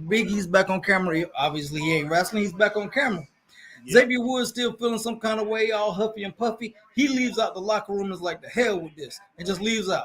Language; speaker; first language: English; native; English